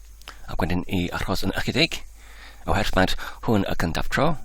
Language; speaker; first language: Welsh; non-native, learner; English